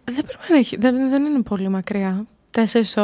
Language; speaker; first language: Greek; early bilingual, heritage; Greek